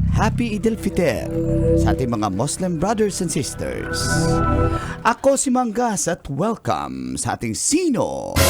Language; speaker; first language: Filipino; non-native, local second language; Cebuano